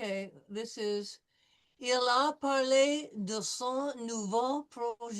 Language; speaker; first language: French; non-native, fluent; English